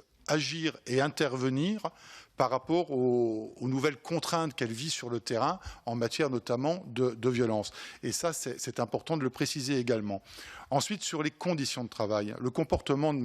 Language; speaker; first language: French; native; French